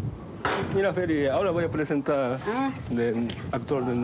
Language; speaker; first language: Spanish; non-native, fluent; Japanese